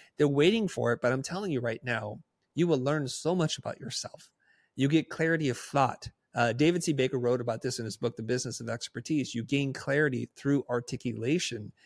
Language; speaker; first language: English; early bilingual, other home language; Vietnamese